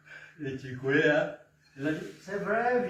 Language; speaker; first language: French; non-native, fluent; Vietnamese